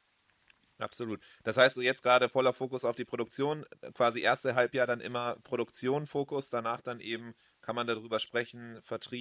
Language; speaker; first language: German; native; German